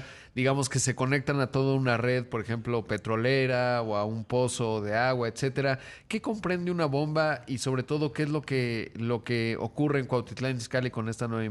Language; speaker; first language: Spanish; native; Spanish